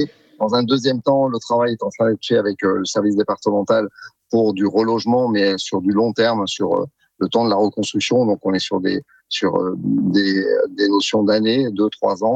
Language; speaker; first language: French; native; French